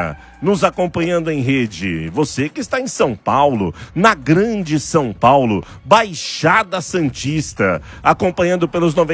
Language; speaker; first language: Portuguese; native; Portuguese